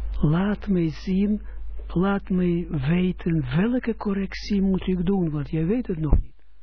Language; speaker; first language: Dutch; non-native, fluent; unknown